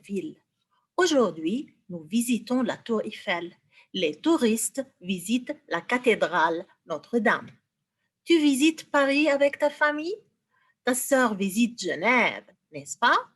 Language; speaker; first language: French; non-native, fluent; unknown